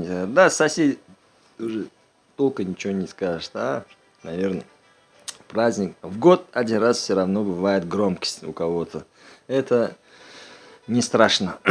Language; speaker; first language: Russian; non-native, local second language; Uzbek